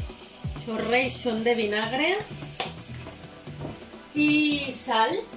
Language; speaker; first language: Spanish; native; Spanish